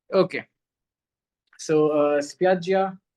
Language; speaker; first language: Italian; non-native, fluent; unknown